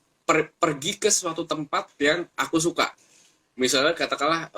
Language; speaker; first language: Indonesian; native; Indonesian